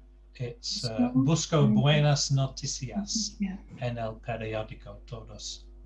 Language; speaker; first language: Spanish; non-native, fluent; English